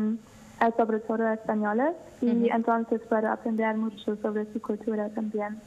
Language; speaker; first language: Spanish; non-native, learner; German